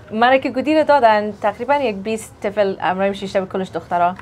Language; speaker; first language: Persian; early bilingual, other home language; English